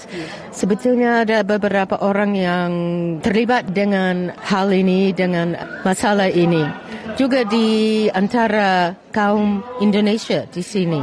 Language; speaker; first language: Indonesian; non-native, fluent; English